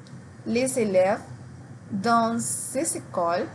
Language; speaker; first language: French; non-native, learner; Spanish